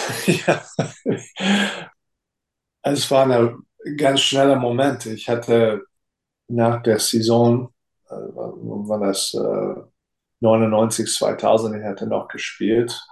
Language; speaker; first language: German; non-native, fluent; English